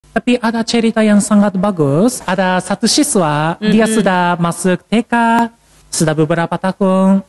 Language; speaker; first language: Indonesian; non-native, fluent; Japanese